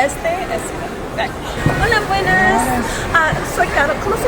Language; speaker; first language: Spanish; non-native, learner; English